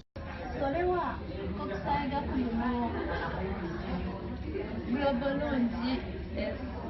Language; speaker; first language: Japanese; non-native, learner; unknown